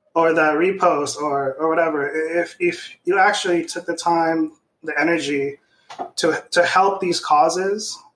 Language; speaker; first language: English; non-native, local second language; Filipino